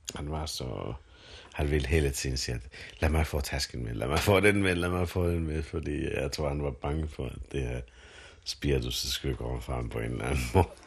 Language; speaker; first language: Danish; non-native, fluent; Finnish